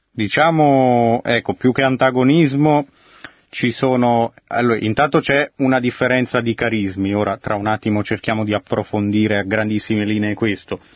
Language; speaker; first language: Italian; native; Italian